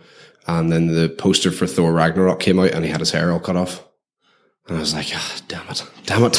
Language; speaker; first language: English; native; English